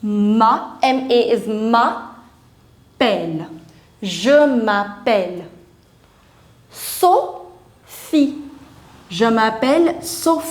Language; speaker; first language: French; non-native, fluent; Hindi